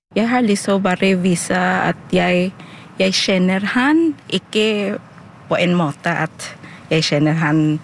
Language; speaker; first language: Norwegian; non-native, fluent; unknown